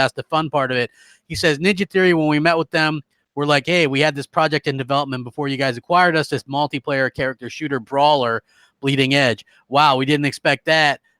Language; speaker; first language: English; native; English